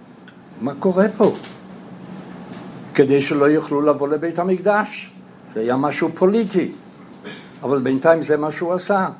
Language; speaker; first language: Hebrew; non-native, fluent; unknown